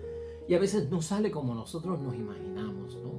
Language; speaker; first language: Spanish; native; Spanish